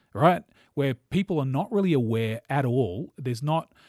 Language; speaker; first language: English; native; English